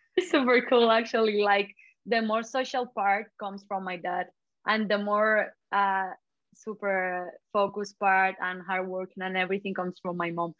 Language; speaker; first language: English; non-native, fluent; Spanish